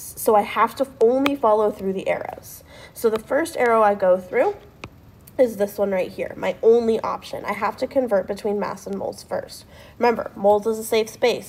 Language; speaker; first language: English; native; English